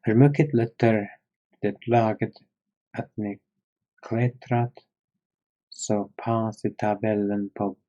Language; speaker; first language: Swedish; non-native, learner; English